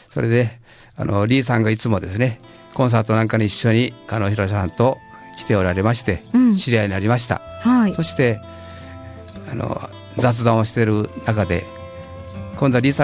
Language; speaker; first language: Japanese; native; Japanese